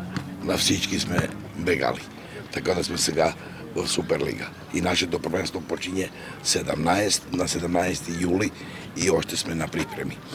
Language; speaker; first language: Bulgarian; non-native, learner; Serbian